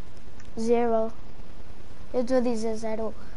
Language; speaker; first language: English; non-native, learner; Portuguese